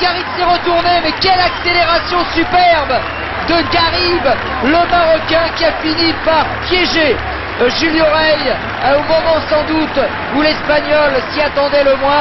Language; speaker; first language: French; native; French